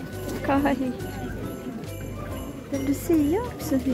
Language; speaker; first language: Swedish; non-native, learner; Japanese